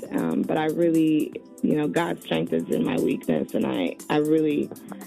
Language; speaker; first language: English; native; English